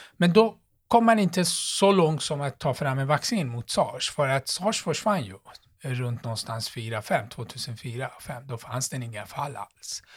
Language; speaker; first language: Swedish; non-native, fluent; Persian